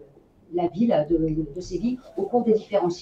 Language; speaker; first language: French; native; French